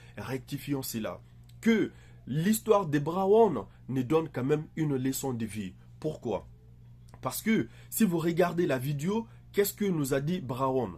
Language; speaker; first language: French; native; French